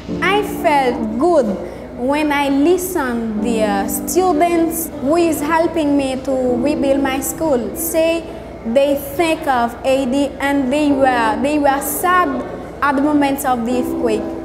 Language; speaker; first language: English; non-native, learner; Haitian Creole